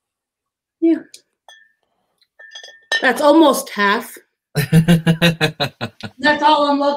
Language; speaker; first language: English; native; English